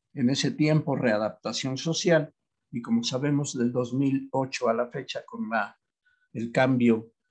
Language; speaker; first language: Spanish; native; Spanish